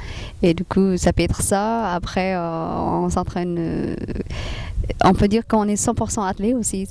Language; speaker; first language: French; non-native, fluent; Tigrinya